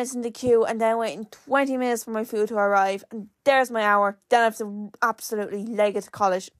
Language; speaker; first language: English; native; English